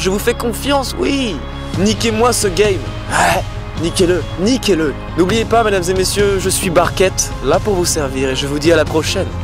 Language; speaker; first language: French; native; French